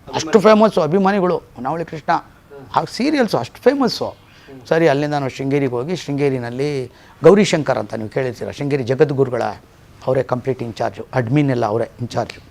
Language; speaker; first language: Kannada; native; Kannada